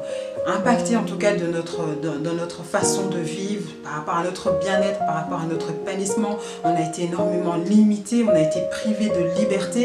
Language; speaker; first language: French; native; French